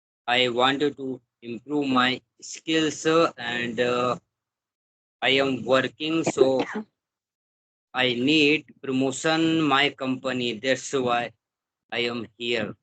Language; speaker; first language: English; non-native, learner; Hindi